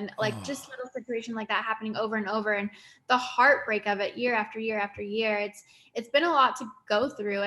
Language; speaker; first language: English; native; English